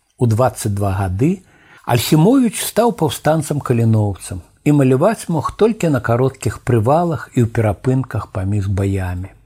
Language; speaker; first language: Belarusian; native; Belarusian